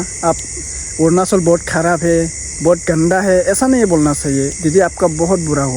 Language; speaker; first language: Hindi; non-native, local second language; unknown